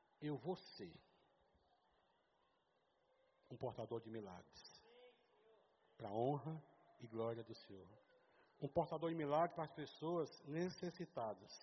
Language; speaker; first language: Portuguese; native; Portuguese